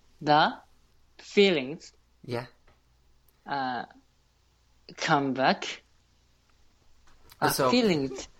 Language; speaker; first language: English; non-native, learner; Japanese